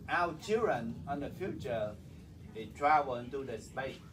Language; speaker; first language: English; non-native, learner; Vietnamese